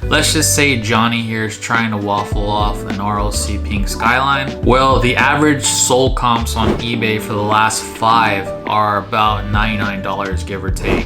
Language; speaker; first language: English; native; English